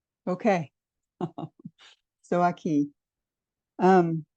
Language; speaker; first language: Portuguese; non-native, fluent; English